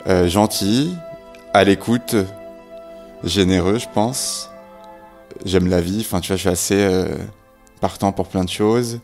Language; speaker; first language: French; native; French